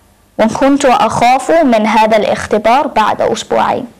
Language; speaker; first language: Arabic; non-native, learner; English